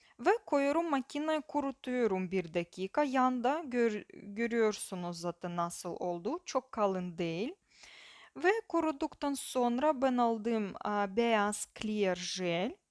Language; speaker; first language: Turkish; non-native, learner; Russian